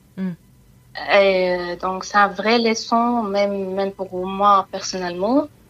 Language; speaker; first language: French; non-native, learner; Arabic